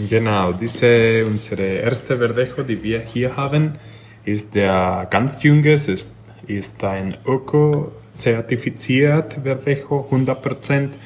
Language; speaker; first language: German; non-native, fluent; Spanish